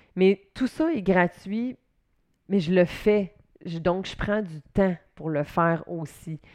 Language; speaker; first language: French; native; French